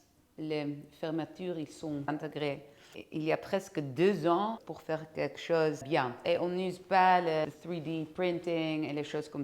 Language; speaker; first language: French; non-native, fluent; Dutch